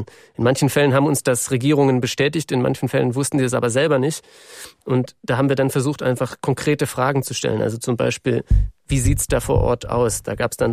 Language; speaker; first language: German; native; German